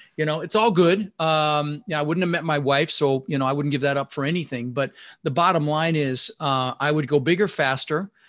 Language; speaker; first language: English; early bilingual, other home language; Dutch